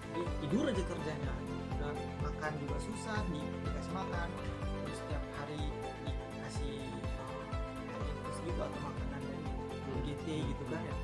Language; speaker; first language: Indonesian; native; Indonesian